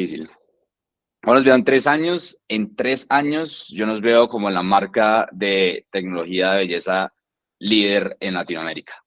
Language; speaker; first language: Spanish; native; Spanish